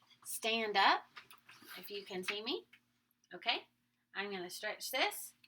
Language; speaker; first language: English; native; English